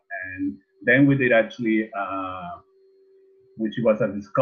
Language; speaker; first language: English; non-native, fluent; Spanish